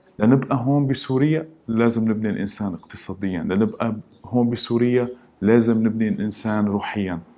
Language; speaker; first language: Arabic; native; Arabic